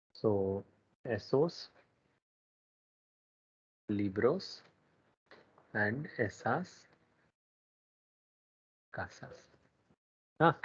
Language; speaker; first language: Spanish; non-native, fluent; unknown